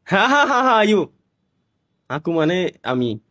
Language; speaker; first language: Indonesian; non-native, learner; Bangla